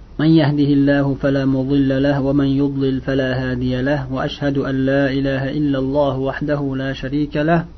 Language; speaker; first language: Arabic; non-native, fluent; Uzbek